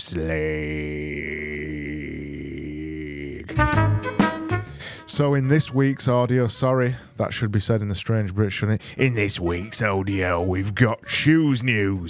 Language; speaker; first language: English; native; English